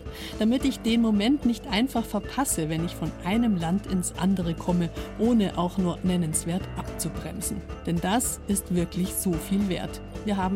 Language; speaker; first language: German; native; German